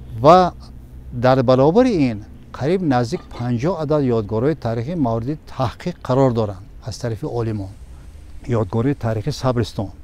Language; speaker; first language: Tajik; native; Tajik